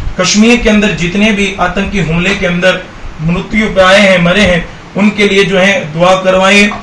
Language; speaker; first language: Urdu; non-native, local second language; Gujarati